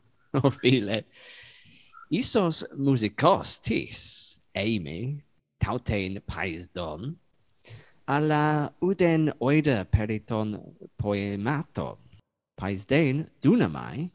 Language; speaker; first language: Greek; non-native, learner; English